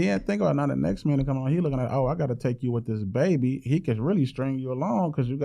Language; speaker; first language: English; native; English